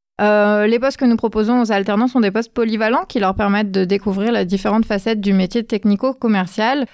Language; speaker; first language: French; native; French